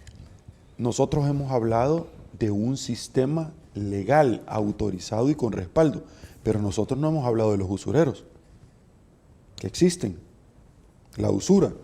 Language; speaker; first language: Spanish; native; Spanish